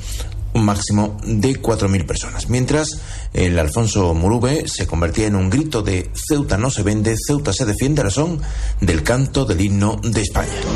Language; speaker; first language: Spanish; native; Spanish